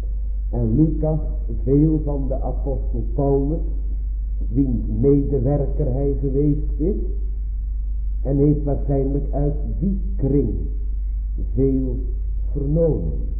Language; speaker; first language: Dutch; native; Dutch